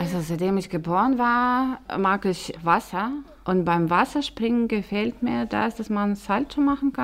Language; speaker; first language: German; early bilingual, other home language; Russian